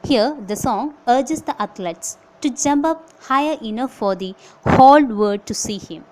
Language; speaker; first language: English; non-native, local second language; Malayalam